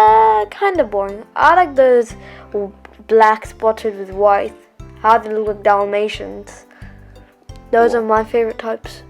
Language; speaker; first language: English; early bilingual, other home language; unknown